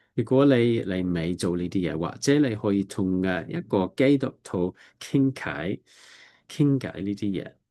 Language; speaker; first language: Cantonese; non-native, learner; English